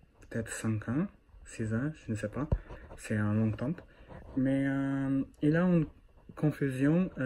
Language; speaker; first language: French; non-native, learner; Portuguese